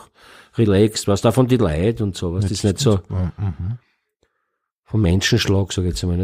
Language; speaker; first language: German; native; German